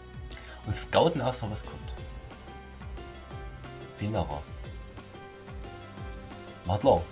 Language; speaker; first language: German; native; German